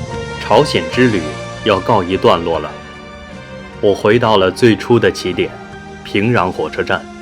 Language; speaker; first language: Chinese; native; Chinese